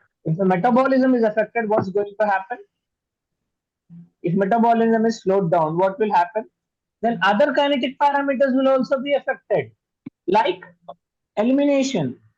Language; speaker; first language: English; non-native, local second language; Telugu